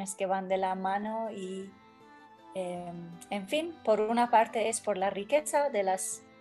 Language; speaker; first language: Spanish; non-native, fluent; Persian